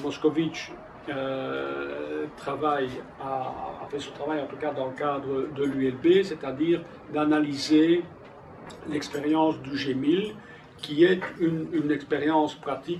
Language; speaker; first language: French; native; French